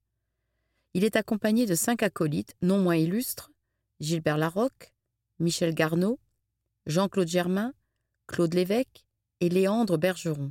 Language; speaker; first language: French; native; French